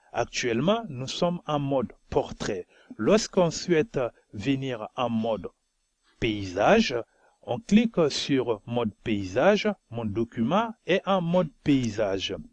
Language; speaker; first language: French; non-native, local second language; Bambara